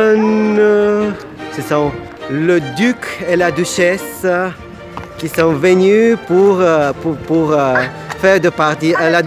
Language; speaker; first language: French; non-native, fluent; Russian